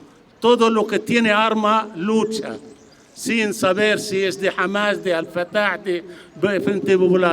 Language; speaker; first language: Spanish; non-native, fluent; Arabic